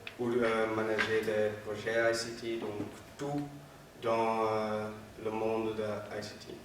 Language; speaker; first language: French; non-native, learner; Dutch